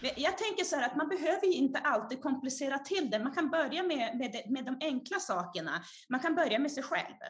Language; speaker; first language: Swedish; early bilingual, other home language; Portuguese